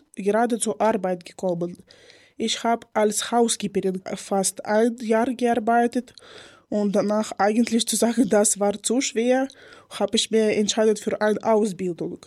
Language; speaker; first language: German; non-native, learner; Ukrainian